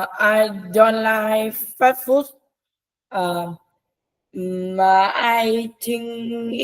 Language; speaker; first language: English; non-native, learner; Vietnamese